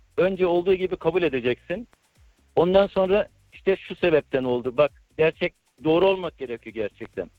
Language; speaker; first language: Turkish; early bilingual, heritage; Turkish